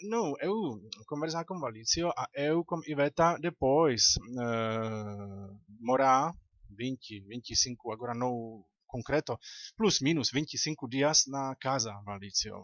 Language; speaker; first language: Portuguese; non-native, learner; Czech